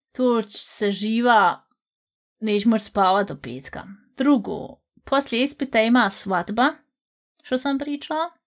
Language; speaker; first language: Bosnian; native; Bosnian